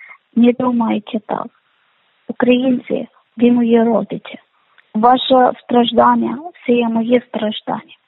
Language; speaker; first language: Ukrainian; non-native, learner; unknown